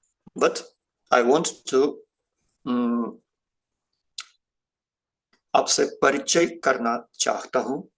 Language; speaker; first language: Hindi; non-native, fluent; Ukrainian